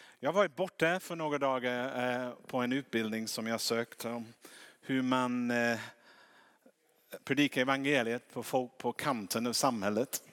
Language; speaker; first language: Swedish; non-native, fluent; English